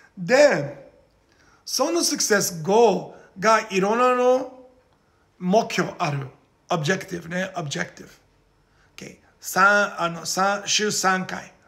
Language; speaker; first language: Japanese; non-native, learner; Portuguese